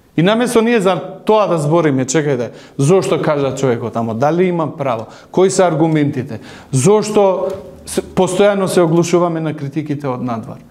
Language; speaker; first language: Macedonian; non-native, local second language; Albanian